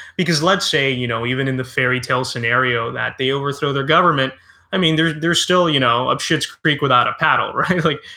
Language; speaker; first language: English; early bilingual, other home language; Spanish